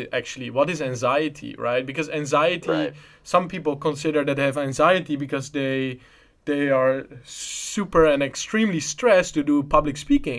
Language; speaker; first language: English; non-native, fluent; Dutch